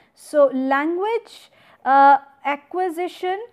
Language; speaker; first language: English; non-native, local second language; Hindi